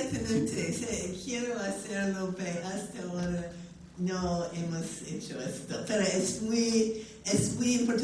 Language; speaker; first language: Spanish; non-native, learner; English